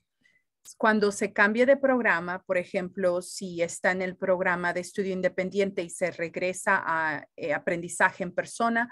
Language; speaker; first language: Spanish; early bilingual, heritage; Spanish